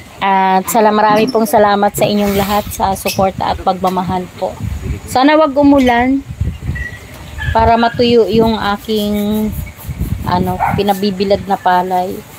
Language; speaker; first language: Filipino; non-native, local second language; Bikol